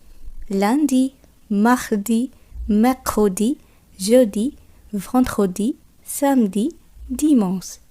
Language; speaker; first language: French; non-native, fluent; Bangla